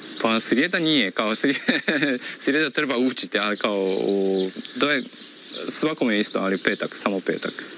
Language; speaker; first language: Croatian; non-native, fluent; Japanese